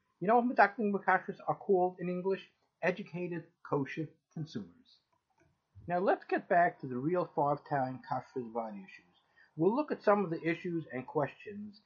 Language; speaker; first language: English; native; English